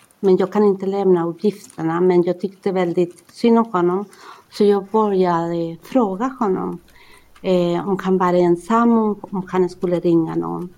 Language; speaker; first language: Swedish; non-native, fluent; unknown